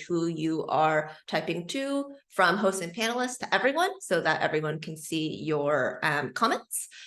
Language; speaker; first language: English; native; English